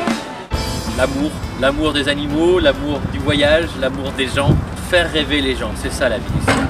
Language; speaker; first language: French; native; French